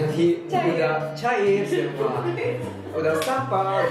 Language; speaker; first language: Indonesian; non-native, learner; Japanese